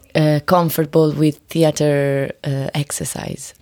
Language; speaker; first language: English; non-native, learner; Italian